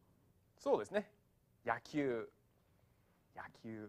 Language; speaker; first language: Japanese; non-native, fluent; English